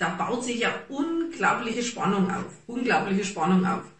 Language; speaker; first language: German; native; German